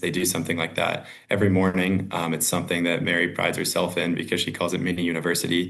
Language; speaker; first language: English; native; English